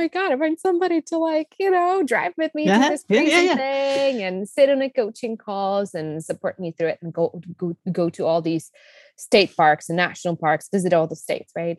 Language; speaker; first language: English; non-native, fluent; Czech